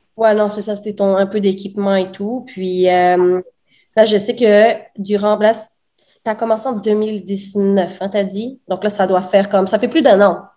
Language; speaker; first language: French; native; French